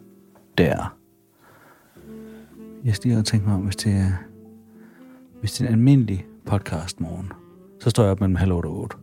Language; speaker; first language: Danish; native; Danish